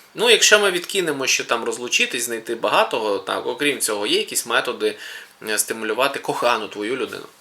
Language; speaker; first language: Ukrainian; native; Ukrainian